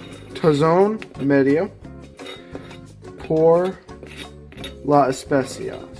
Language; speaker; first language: Spanish; non-native, learner; English